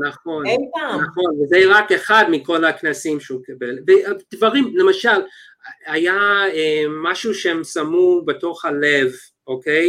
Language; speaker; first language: Hebrew; non-native, fluent; English